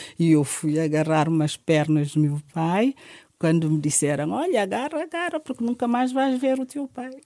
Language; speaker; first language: Portuguese; non-native, local second language; Upper Guinea Crioulo